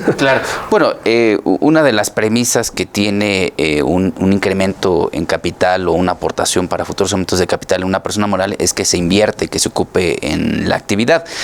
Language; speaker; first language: Spanish; native; Spanish